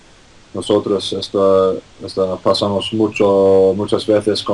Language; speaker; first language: Spanish; non-native, fluent; English